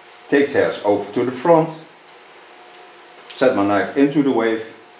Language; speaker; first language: English; non-native, fluent; Dutch